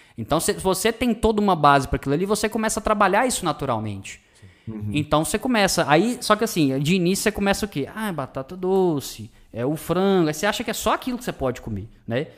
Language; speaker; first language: Portuguese; native; Portuguese